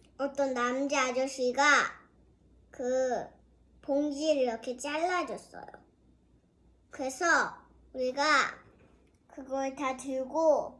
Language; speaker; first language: Korean; early bilingual, heritage; Korean